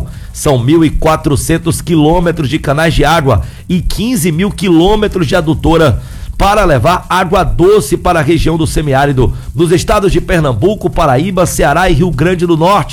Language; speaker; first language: Portuguese; native; Portuguese